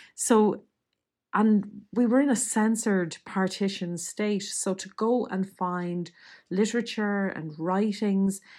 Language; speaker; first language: English; native; English